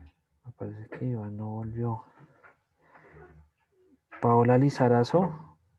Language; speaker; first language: Spanish; native; Spanish